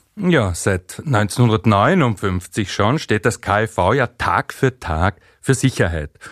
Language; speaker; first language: German; native; German